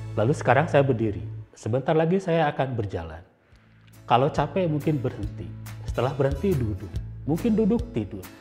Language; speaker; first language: Indonesian; non-native, local second language; Sundanese